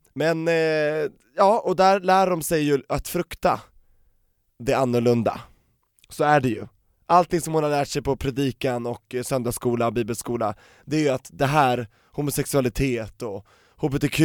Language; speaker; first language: Swedish; native; Swedish